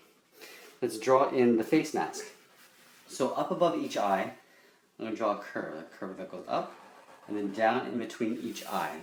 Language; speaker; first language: English; native; English